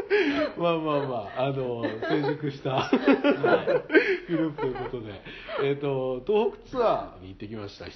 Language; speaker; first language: Japanese; native; Japanese